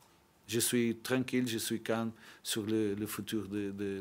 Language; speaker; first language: French; non-native, learner; Portuguese